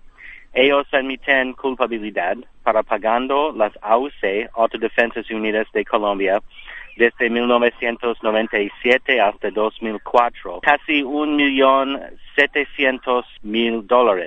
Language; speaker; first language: Spanish; non-native, learner; English